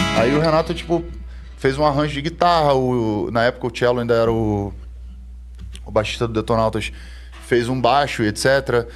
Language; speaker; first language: Portuguese; native; Portuguese